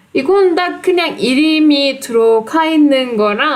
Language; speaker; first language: Korean; non-native, fluent; Turkish